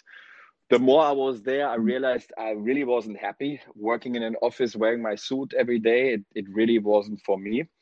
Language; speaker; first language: English; non-native, fluent; German